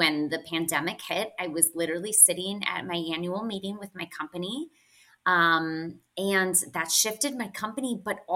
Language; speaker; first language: English; native; English